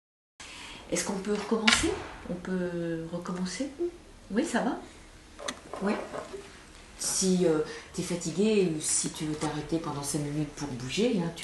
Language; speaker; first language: French; native; French